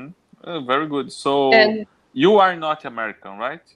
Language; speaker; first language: English; non-native, learner; Portuguese